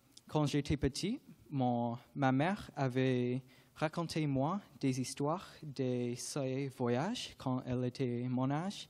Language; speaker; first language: French; non-native, learner; English